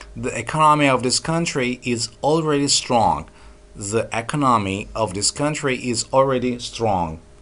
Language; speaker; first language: English; non-native, fluent; Turkish